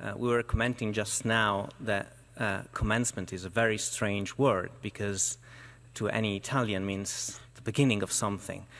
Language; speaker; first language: English; non-native, fluent; Italian